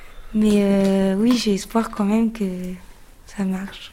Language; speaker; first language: French; native; French